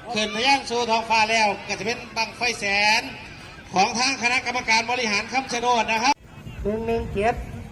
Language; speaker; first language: Thai; native; Thai